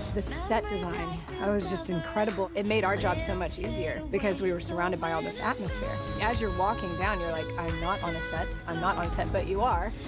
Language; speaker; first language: English; native; English